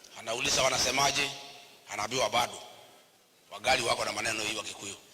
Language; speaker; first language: Swahili; non-native, local second language; Kikuyu